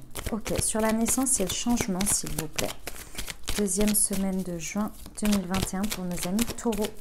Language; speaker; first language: French; native; French